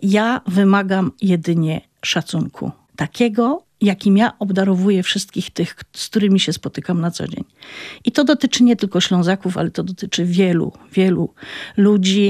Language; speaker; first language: Polish; non-native, local second language; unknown